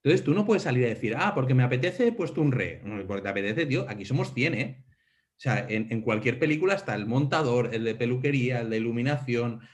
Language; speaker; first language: Spanish; non-native, local second language; Catalan